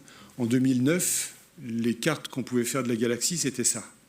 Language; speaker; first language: French; native; French